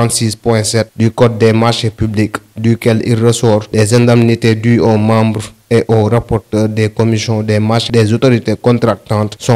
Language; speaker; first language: French; non-native, local second language; Wolof